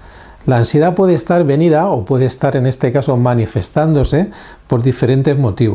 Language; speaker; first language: Spanish; native; Spanish